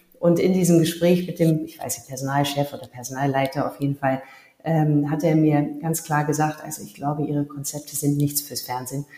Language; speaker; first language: German; early bilingual, heritage; German